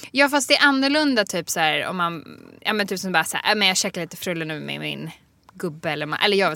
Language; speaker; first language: Swedish; native; Swedish